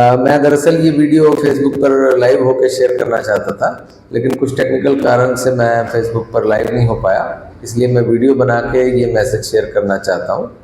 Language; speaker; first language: Hindi; non-native, local second language; Punjabi